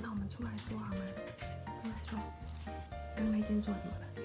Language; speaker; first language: Chinese; native; Chinese